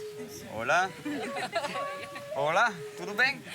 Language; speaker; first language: Portuguese; non-native, learner; French